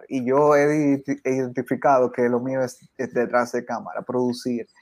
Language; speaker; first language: Spanish; native; Spanish